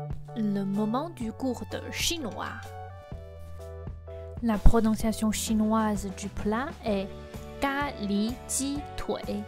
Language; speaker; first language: French; non-native, fluent; Chinese